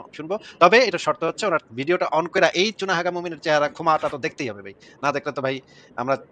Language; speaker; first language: Bangla; native; Bangla